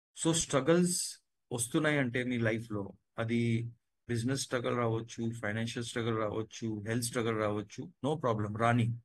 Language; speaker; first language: Telugu; non-native, fluent; Gujarati